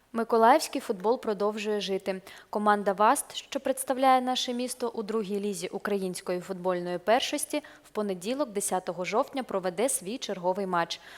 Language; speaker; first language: Ukrainian; native; Ukrainian